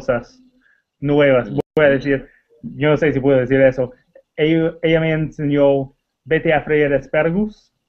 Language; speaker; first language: Spanish; non-native, learner; English